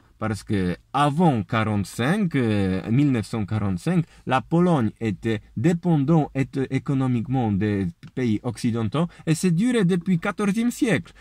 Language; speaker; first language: French; non-native, learner; Polish